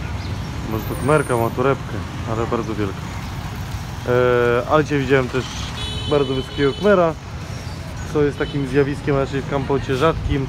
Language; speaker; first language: Polish; native; Polish